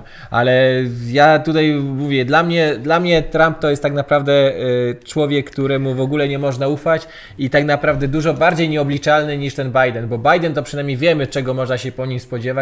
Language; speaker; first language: Polish; native; Polish